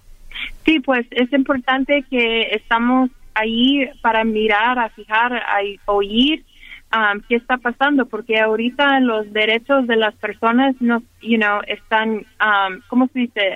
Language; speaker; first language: Spanish; early bilingual, heritage; Spanish